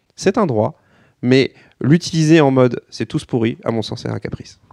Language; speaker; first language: French; native; French